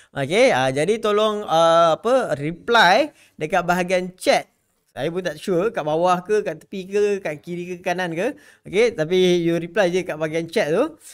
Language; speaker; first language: Malay; native; Malay